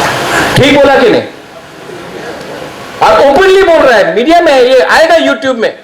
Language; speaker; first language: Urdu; non-native, local second language; Kok Borok